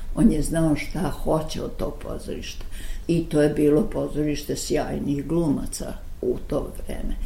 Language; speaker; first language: Serbian; native; Serbian